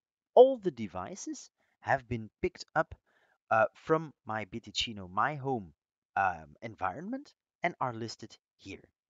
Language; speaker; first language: English; non-native, fluent; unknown